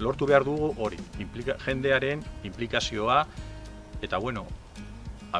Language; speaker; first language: Basque; non-native, local second language; Spanish